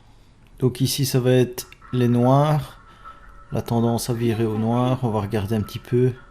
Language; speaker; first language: French; native; French